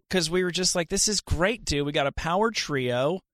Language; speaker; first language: English; native; English